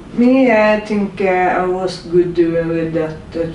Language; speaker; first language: English; non-native, learner; Norwegian